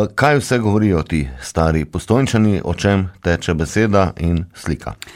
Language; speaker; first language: Slovenian; native; Slovenian